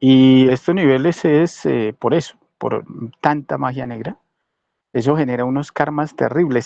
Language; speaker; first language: Spanish; native; Spanish